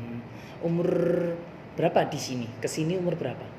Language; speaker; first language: Indonesian; native; Indonesian